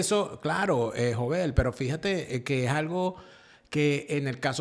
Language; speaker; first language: Spanish; native; Spanish